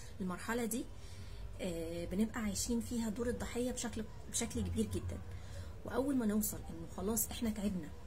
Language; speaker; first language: Arabic; native; Arabic